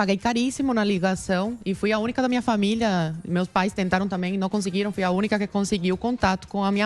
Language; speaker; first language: Portuguese; non-native, fluent; Spanish